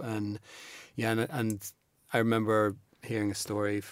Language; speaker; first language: English; native; English